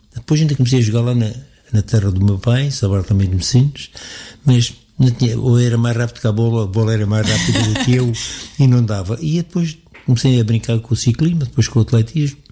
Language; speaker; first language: Portuguese; native; Portuguese